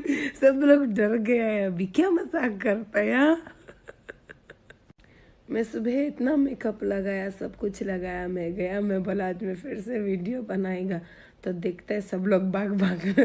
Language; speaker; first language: Hindi; non-native, local second language; Pashto